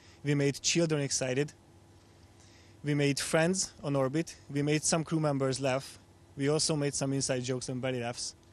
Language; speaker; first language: English; non-native, fluent; Hungarian